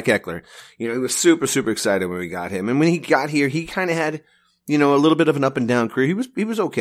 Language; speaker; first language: English; native; English